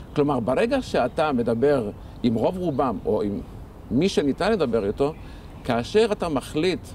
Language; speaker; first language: Hebrew; early bilingual, other home language; Arabic